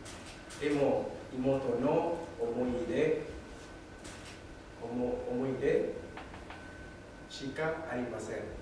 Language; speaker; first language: Japanese; non-native, learner; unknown